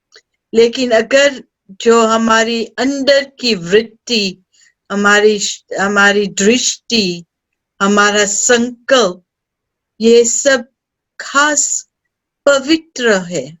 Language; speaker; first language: Hindi; early bilingual, heritage; Hindi